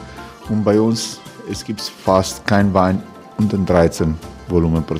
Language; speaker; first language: German; non-native, learner; Croatian